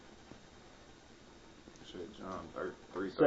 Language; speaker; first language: English; native; English